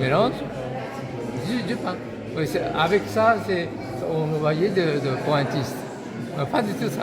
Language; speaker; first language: French; non-native, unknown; Japanese